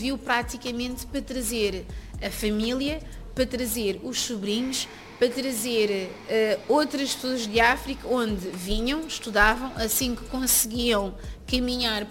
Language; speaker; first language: Portuguese; native; Portuguese